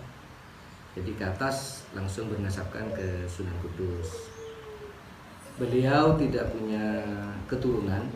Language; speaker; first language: Indonesian; non-native, local second language; Madurese